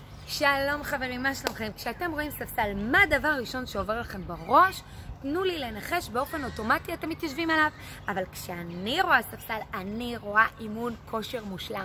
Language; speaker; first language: Hebrew; native; Hebrew